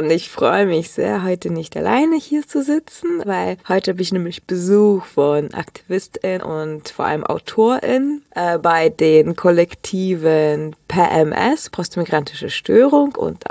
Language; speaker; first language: German; early bilingual, other home language; Russian